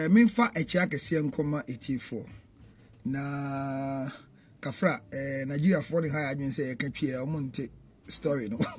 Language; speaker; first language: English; non-native, local second language; Akan